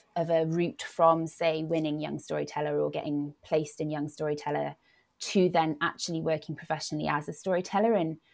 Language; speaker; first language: English; non-native, local second language; Welsh